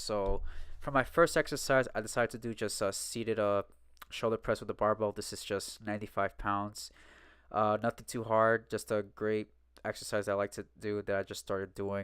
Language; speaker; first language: English; native; English